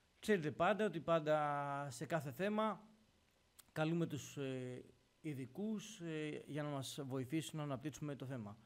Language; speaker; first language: Greek; native; Greek